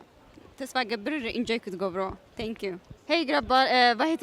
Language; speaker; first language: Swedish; early bilingual, other home language; Tigrinya